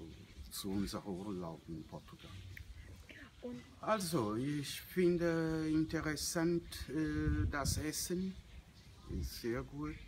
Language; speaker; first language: German; non-native, fluent; Portuguese